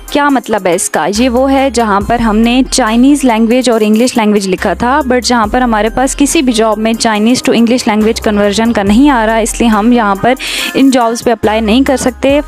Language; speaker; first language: Urdu; non-native, local second language; Punjabi